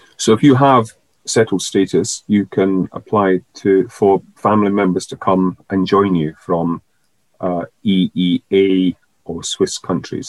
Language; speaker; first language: English; native; English